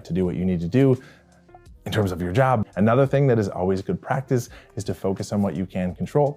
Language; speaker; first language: English; native; English